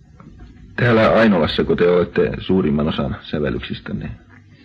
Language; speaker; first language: Finnish; native; Finnish